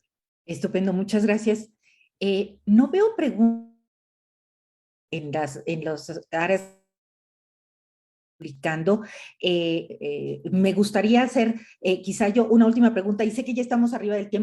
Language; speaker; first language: Spanish; native; Spanish